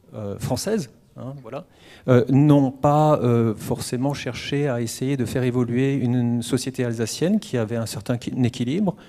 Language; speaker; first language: French; native; French